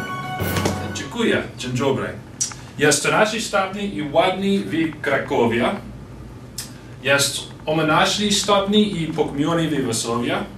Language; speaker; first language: Polish; non-native, learner; English